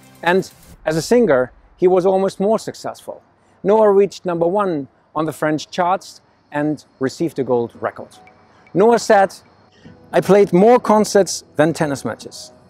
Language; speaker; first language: English; non-native, fluent; German